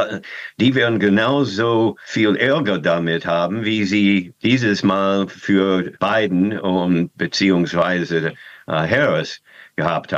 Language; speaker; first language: German; non-native, fluent; English